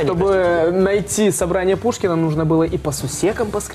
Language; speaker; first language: Russian; native; Russian